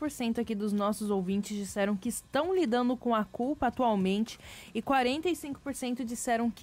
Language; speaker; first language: Portuguese; native; Portuguese